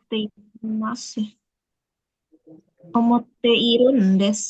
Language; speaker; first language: Japanese; non-native, learner; Indonesian